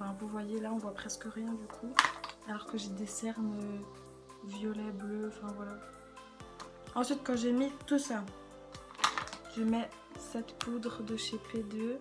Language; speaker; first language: French; native; French